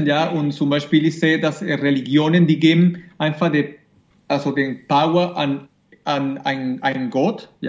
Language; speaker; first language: German; non-native, fluent; Spanish